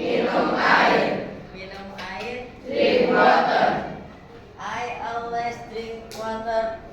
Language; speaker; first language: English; non-native, learner; Indonesian